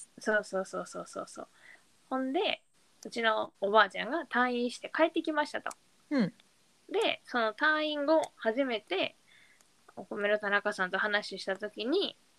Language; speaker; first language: Japanese; native; Japanese